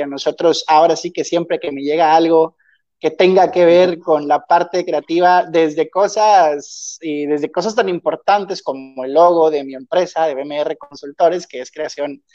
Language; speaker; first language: Spanish; native; Spanish